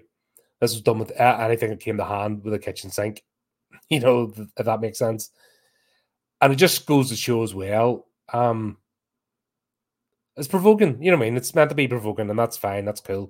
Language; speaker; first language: English; native; English